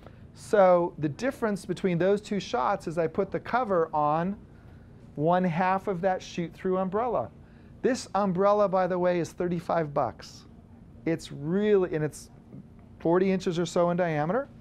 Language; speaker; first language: English; native; English